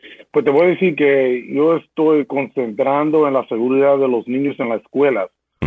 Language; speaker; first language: Spanish; early bilingual, heritage; Spanish